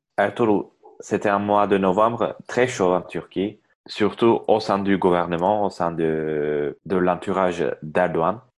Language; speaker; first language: French; non-native, fluent; Turkish